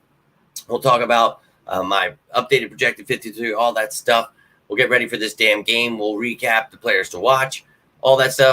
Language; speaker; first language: English; native; English